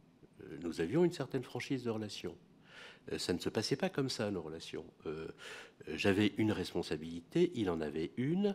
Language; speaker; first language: French; native; French